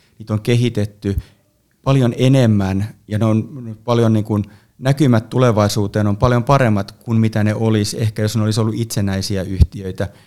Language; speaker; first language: Finnish; native; Finnish